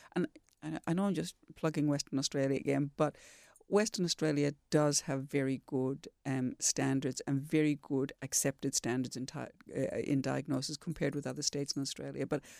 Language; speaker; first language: English; native; English